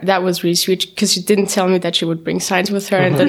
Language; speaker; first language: English; non-native, fluent; German